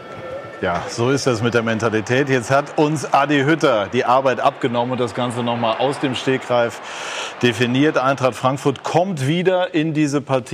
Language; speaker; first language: German; native; German